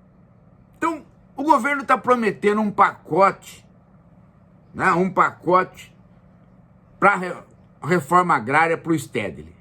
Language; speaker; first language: Portuguese; native; Portuguese